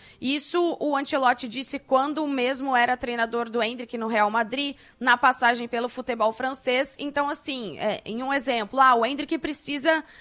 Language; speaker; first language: Portuguese; native; Portuguese